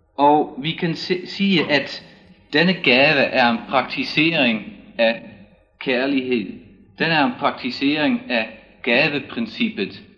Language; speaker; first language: Danish; non-native, fluent; Dutch